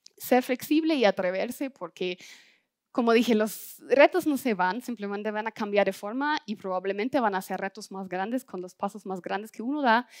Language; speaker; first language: Spanish; non-native, fluent; German